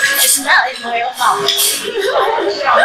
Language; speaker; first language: English; non-native, local second language; Malay